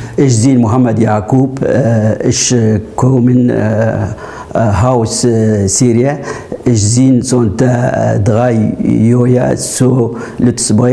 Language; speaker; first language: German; non-native, learner; Arabic